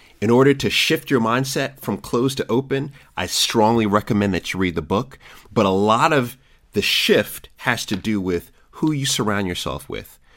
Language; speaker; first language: English; native; English